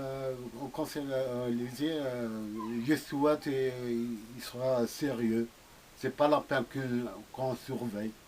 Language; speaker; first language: French; non-native, local second language; Arabic